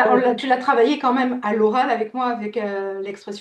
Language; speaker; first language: French; native; French